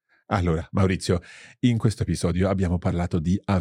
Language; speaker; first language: Italian; non-native, fluent; English